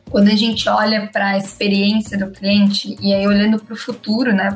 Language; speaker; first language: Portuguese; native; Portuguese